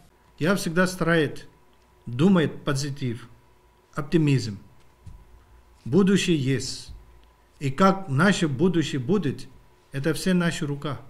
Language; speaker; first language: Russian; non-native, learner; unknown